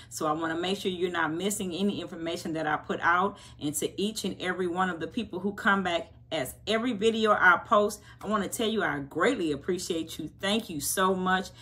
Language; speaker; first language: English; native; English